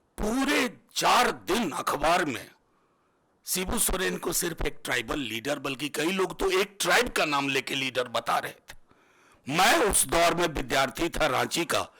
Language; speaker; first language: Hindi; native; Hindi